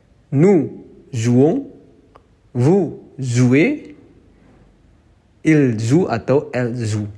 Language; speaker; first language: French; non-native, fluent; Indonesian